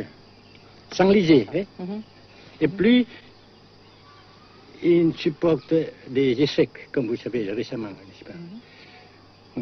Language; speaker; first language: French; non-native, fluent; Vietnamese